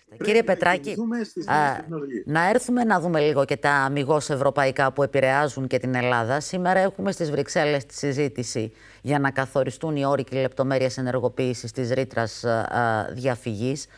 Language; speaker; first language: Greek; native; Greek